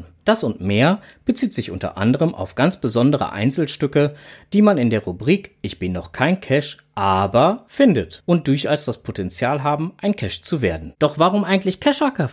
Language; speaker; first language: German; native; German